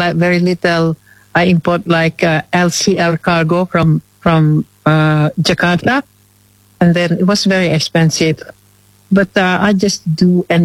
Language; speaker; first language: English; non-native, fluent; Indonesian